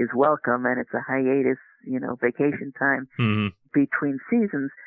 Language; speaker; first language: English; native; English